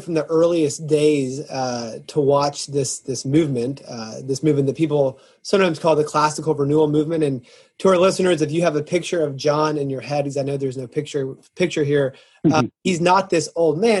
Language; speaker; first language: English; native; English